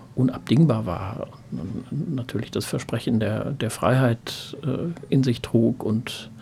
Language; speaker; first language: German; native; German